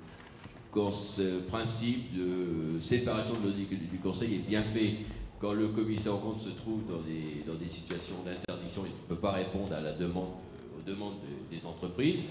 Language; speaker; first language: French; native; French